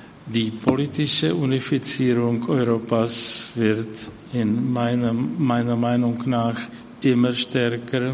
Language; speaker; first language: German; non-native, fluent; Czech